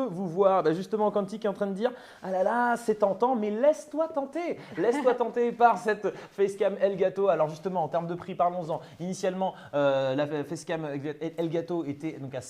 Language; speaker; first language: French; native; French